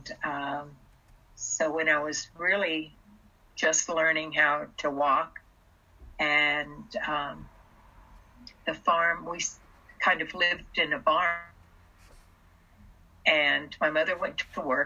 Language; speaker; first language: English; early bilingual, other home language; Russian